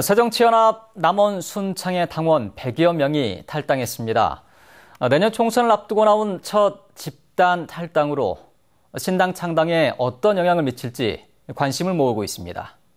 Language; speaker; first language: Korean; native; Korean